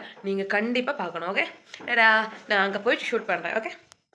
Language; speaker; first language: Tamil; non-native, local second language; Malayalam